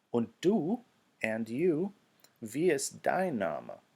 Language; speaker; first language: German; non-native, fluent; English